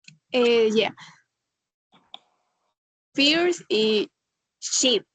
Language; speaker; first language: English; non-native, learner; Spanish